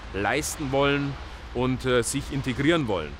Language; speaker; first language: German; native; German